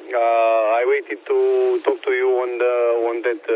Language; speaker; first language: English; non-native, learner; Romanian